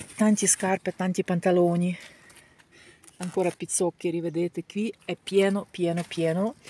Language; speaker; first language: Italian; non-native, learner; Ukrainian